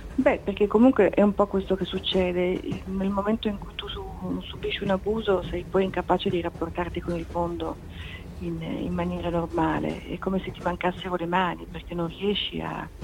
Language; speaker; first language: Italian; native; Italian